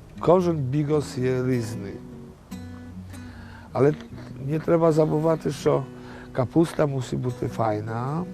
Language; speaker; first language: Polish; non-native, learner; Ukrainian